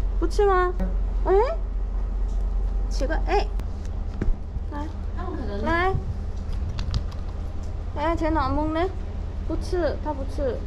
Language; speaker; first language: Chinese; non-native, learner; Korean